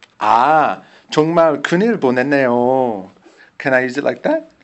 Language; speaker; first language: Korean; non-native, learner; English